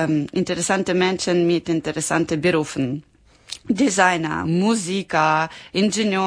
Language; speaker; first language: German; non-native, learner; Ukrainian